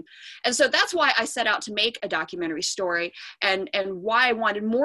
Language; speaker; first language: English; native; English